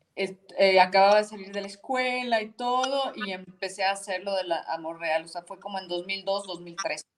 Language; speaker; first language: Spanish; native; Spanish